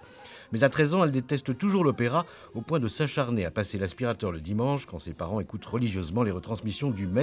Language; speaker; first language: French; native; French